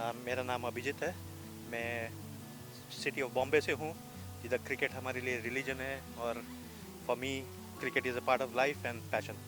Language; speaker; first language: Hindi; native; Hindi